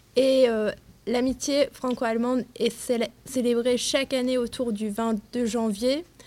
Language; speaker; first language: French; non-native, fluent; German